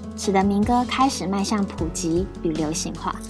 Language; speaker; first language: Chinese; native; Chinese